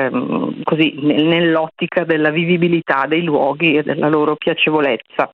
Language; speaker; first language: Italian; native; Italian